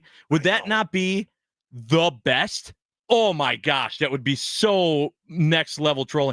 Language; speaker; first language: English; native; English